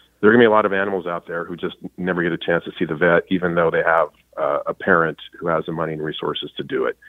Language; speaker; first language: English; native; English